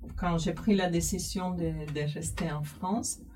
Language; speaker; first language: French; non-native, fluent; Spanish